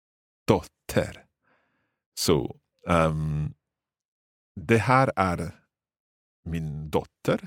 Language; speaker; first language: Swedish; non-native, learner; English